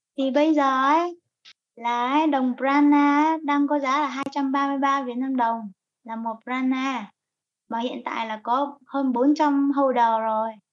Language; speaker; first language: Vietnamese; native; Vietnamese